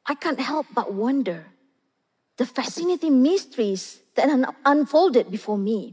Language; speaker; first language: English; non-native, local second language; Malay